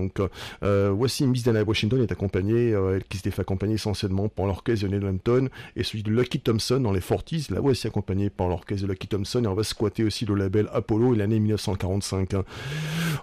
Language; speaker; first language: French; native; French